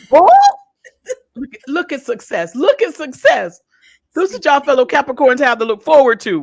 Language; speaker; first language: English; native; English